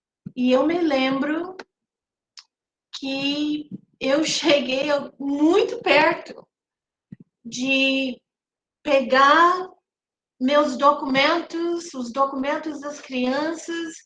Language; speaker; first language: Portuguese; non-native, fluent; English